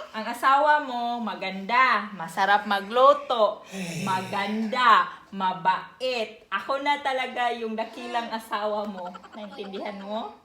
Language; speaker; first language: Filipino; non-native, local second language; Cebuano